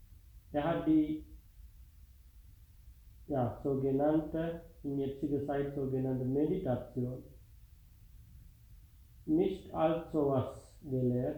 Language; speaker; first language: German; non-native, fluent; Sinhala